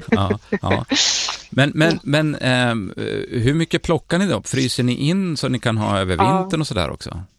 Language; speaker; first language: Swedish; native; Swedish